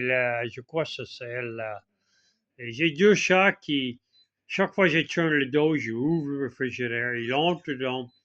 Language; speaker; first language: French; non-native, fluent; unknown